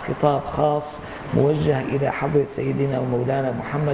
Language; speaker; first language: Arabic; native; Arabic